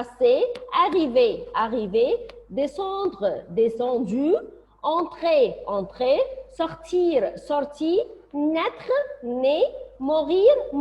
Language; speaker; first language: French; non-native, fluent; Arabic